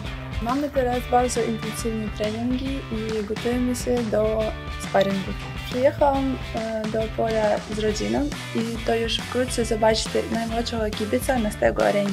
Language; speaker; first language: Polish; non-native, learner; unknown